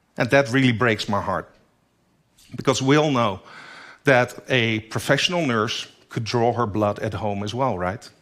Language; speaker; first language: English; non-native, fluent; Dutch